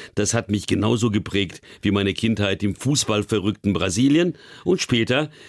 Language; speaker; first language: German; early bilingual, other home language; Hungarian